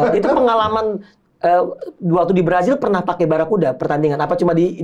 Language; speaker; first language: Indonesian; native; Indonesian